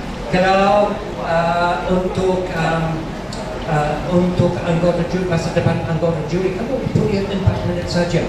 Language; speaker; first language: Indonesian; non-native, learner; English